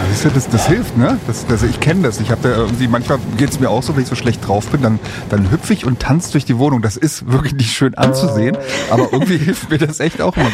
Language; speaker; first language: German; native; German